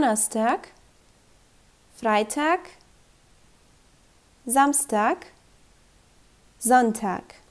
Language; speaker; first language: German; non-native, fluent; Turkish